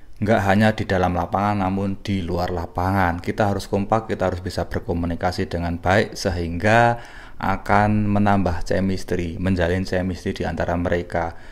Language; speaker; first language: Indonesian; native; Indonesian